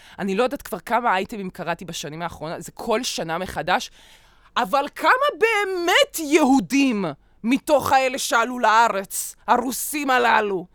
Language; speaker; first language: Hebrew; early bilingual, other home language; Russian